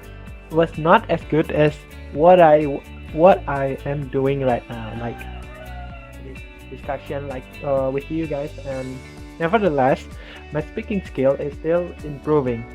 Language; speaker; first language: English; non-native, learner; Indonesian